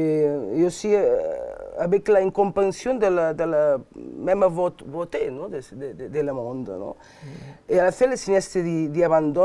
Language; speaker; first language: French; non-native, learner; Catalan